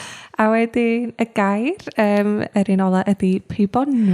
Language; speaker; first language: Welsh; native; Welsh